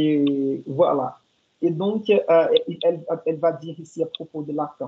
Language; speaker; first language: French; non-native, fluent; Portuguese